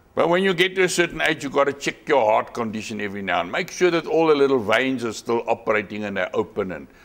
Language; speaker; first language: English; non-native, local second language; Afrikaans